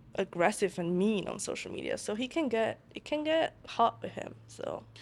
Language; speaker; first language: English; non-native, fluent; Italian